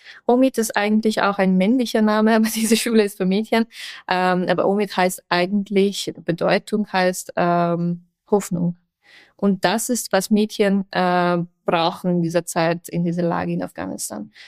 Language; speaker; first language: German; non-native, fluent; Persian